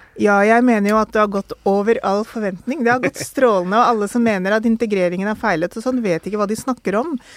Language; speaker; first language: Norwegian; early bilingual, other home language; Urdu